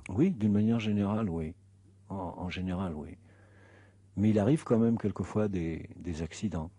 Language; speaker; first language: French; non-native, fluent; Spanish